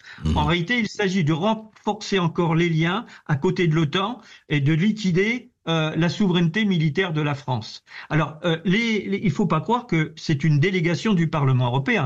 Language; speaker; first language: French; native; French